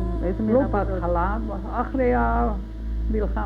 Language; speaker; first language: Hebrew; non-native, learner; Hungarian